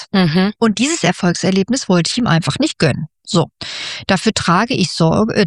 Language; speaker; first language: German; native; German